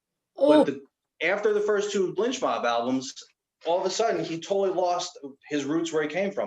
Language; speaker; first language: English; native; English